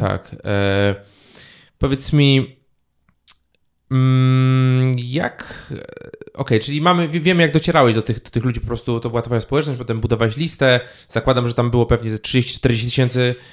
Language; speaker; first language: Polish; native; Polish